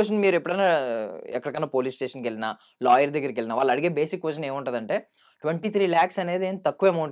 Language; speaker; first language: Telugu; native; Telugu